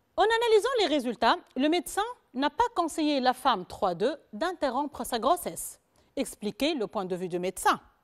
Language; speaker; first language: French; non-native, local second language; Arabic